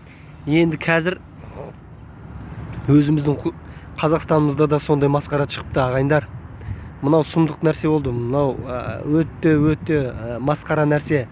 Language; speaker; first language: Kazakh; native; Kazakh